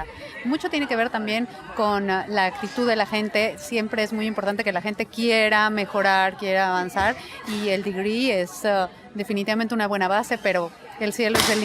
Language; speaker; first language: Spanish; native; Spanish